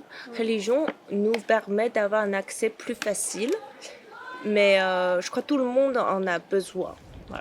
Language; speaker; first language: French; non-native, fluent; Chinese